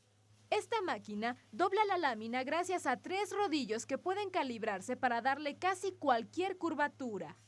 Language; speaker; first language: Spanish; native; Spanish